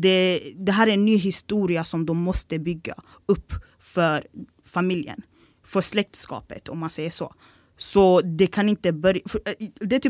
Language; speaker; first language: Swedish; early bilingual, other home language; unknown